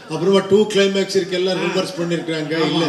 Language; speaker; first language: Tamil; non-native, fluent; Kannada